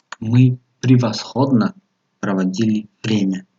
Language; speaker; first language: Russian; non-native, local second language; Tajik